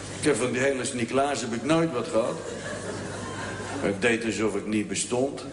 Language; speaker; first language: Dutch; native; Dutch